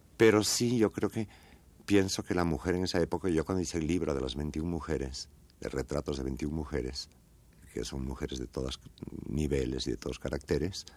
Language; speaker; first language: Spanish; native; Spanish